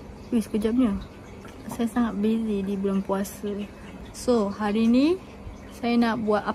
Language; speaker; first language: Malay; native; Malay